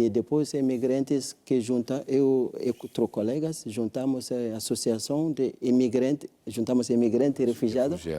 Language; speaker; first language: Portuguese; non-native, learner; French